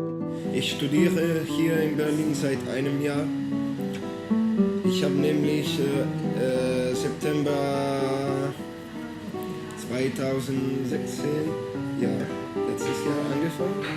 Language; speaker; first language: German; non-native, fluent; Italian